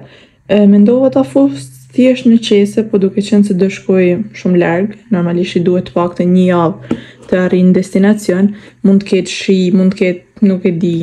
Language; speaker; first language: Albanian; native; Albanian